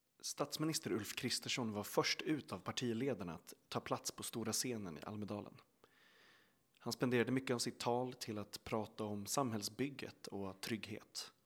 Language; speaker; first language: Swedish; native; Swedish